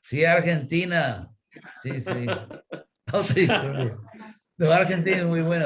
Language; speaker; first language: Spanish; non-native, fluent; English